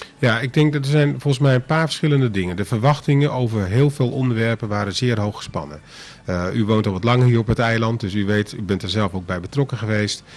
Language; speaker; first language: Dutch; non-native, local second language; Papiamento